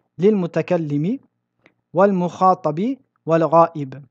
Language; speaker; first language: Arabic; non-native, fluent; French